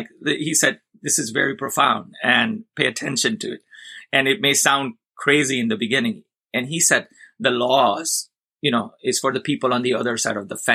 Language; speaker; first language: English; non-native, local second language; Gujarati